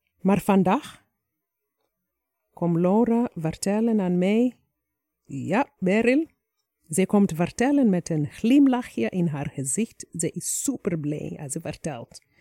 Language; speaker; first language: Dutch; non-native, fluent; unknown